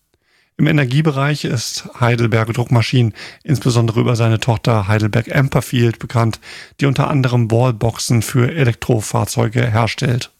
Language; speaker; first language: German; native; German